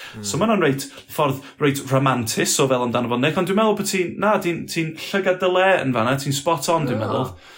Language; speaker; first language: Welsh; non-native, local second language; English